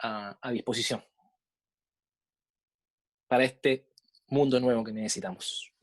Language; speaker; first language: Spanish; native; Spanish